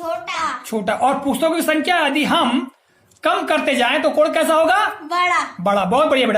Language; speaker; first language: Hindi; native; Hindi